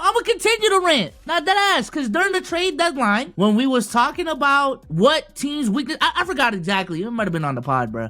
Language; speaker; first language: English; native; English